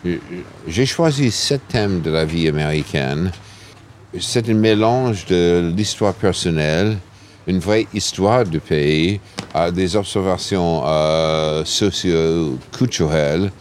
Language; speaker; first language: French; non-native, fluent; English